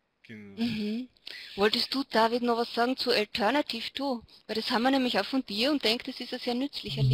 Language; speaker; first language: German; native; German